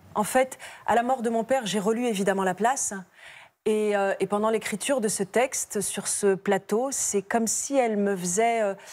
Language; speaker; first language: French; native; French